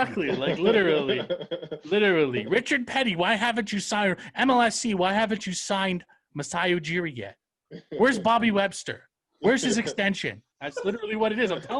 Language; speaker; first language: English; native; English